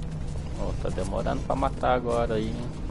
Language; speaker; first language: Portuguese; native; Portuguese